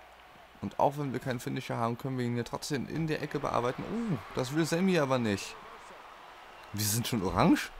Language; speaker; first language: German; native; German